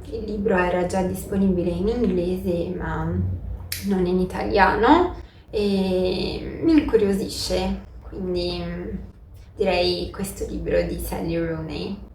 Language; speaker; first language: Italian; non-native, fluent; Portuguese